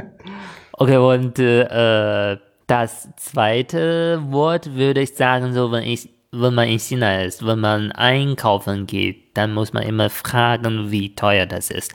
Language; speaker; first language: German; non-native, fluent; Chinese